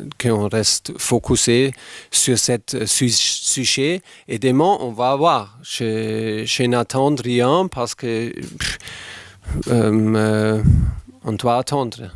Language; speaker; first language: French; non-native, fluent; German